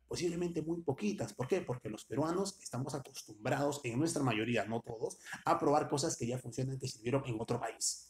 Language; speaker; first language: Spanish; native; Spanish